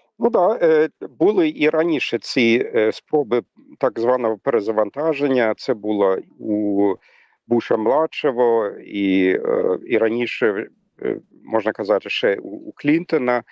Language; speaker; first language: Ukrainian; non-native, fluent; German